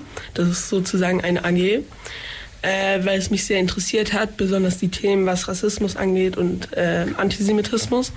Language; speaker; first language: German; native; German